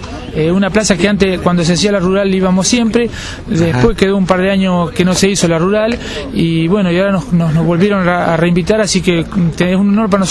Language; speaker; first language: Spanish; native; Spanish